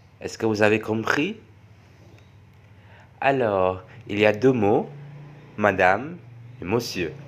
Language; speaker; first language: French; non-native, fluent; Javanese